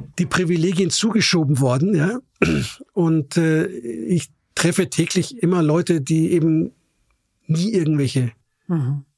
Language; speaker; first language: German; native; German